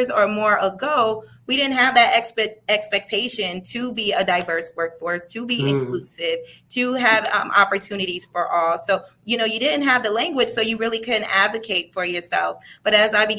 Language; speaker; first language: English; native; English